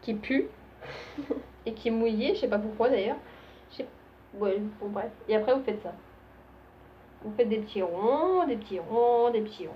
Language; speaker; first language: French; native; French